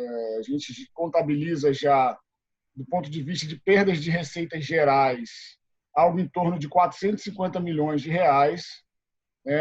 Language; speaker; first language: Portuguese; native; Portuguese